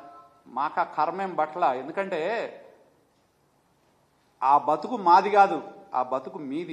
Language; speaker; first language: Telugu; native; Telugu